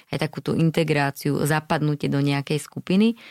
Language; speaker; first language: Slovak; native; Slovak